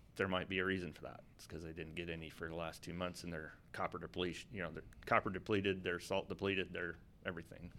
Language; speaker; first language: English; native; English